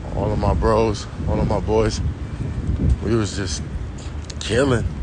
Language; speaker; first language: English; native; English